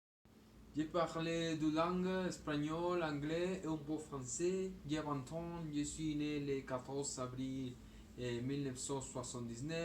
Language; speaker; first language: French; non-native, learner; Spanish